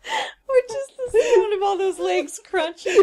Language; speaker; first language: English; native; English